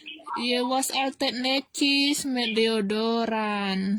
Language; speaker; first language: Dutch; non-native, learner; Indonesian